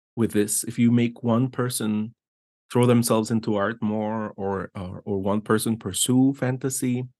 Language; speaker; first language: English; non-native, fluent; Spanish